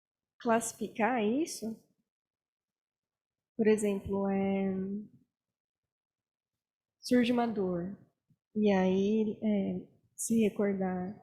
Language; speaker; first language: Portuguese; native; Portuguese